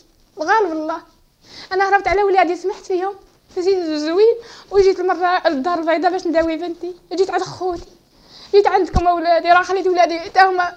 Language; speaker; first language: Arabic; native; Arabic